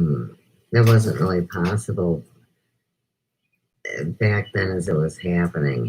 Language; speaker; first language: English; native; English